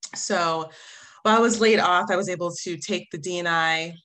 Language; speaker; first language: English; native; English